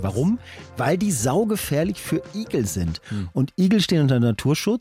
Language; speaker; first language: German; native; German